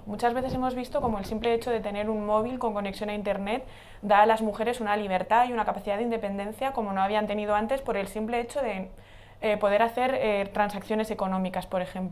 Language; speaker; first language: Spanish; native; Spanish